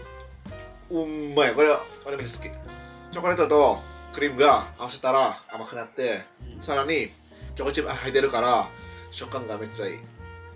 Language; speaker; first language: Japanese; non-native, fluent; Indonesian